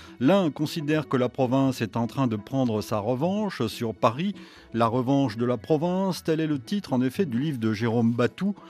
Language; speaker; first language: French; native; French